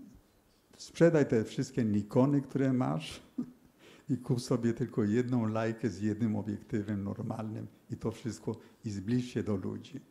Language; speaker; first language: Polish; early bilingual, heritage; Polish